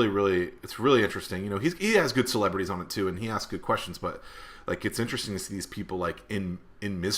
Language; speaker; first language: English; native; English